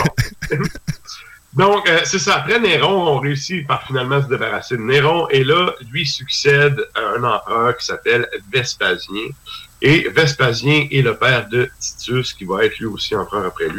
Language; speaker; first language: French; native; French